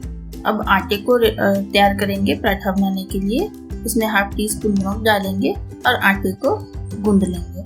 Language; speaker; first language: Hindi; native; Hindi